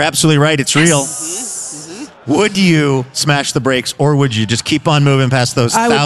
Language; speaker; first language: English; native; English